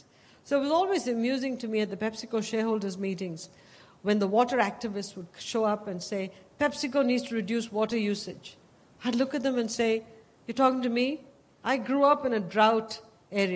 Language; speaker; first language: English; non-native, local second language; Tamil